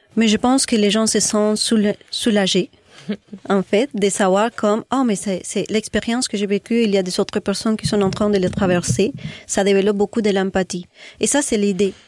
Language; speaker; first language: French; non-native, fluent; Spanish